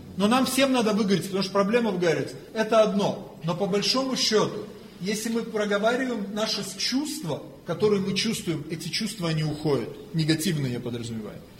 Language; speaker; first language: Russian; non-native, fluent; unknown